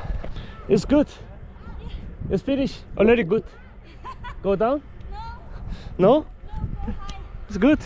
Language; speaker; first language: English; non-native, learner; Korean